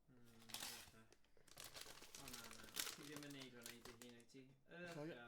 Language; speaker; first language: Welsh; native; Welsh